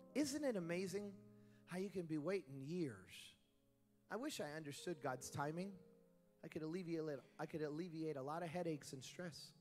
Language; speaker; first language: English; early bilingual, other home language; Spanish